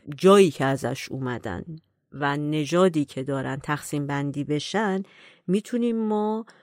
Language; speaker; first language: Persian; native; Persian